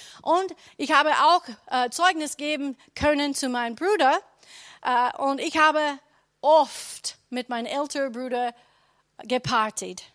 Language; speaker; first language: German; non-native, learner; English